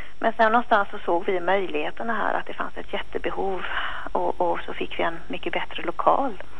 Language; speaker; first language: Swedish; native; Swedish